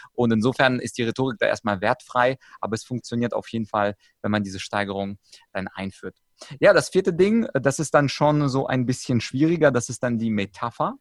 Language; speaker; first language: German; early bilingual, other home language; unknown